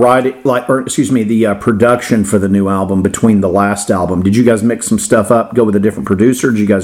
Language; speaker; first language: English; native; English